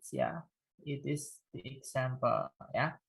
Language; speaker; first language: English; non-native, fluent; Indonesian